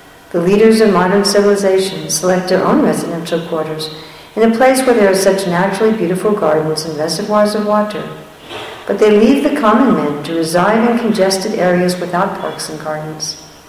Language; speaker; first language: English; native; English